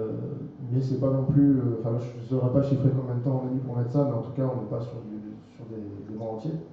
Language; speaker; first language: French; native; French